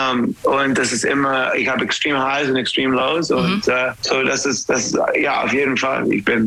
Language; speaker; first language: German; non-native, learner; English